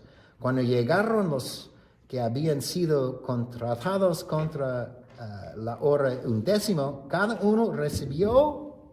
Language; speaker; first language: Spanish; non-native, fluent; English